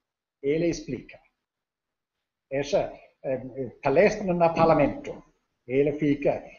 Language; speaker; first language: Portuguese; non-native, learner; Danish